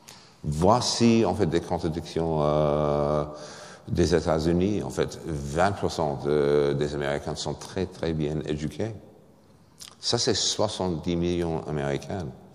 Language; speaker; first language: French; non-native, fluent; English